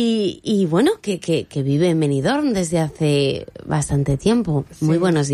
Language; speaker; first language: Spanish; native; Spanish